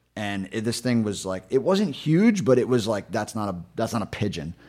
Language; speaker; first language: English; native; English